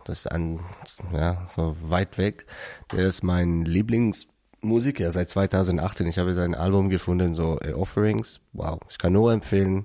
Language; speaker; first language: German; non-native, learner; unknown